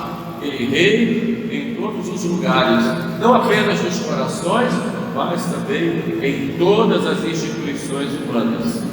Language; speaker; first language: Portuguese; native; Portuguese